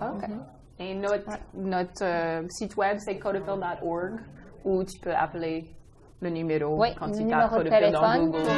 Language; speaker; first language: French; non-native, local second language; English